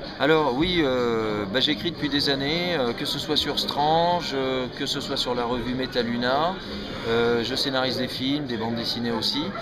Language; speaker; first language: French; native; French